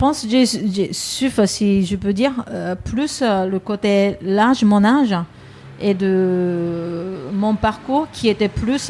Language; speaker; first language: French; non-native, fluent; Japanese